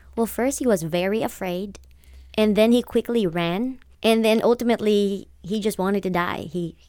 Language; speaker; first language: English; non-native, local second language; Filipino